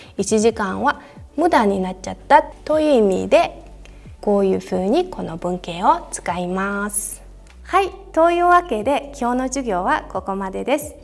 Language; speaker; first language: Japanese; non-native, fluent; Mongolian